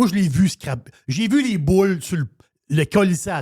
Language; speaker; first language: French; native; French